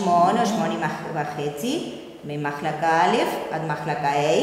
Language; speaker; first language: Hebrew; non-native, fluent; Spanish